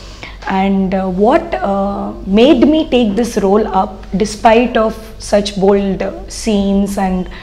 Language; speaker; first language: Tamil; non-native, fluent; Odia